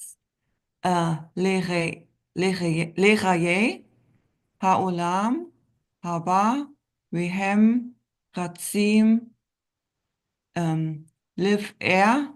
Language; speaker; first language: Hebrew; non-native, learner; English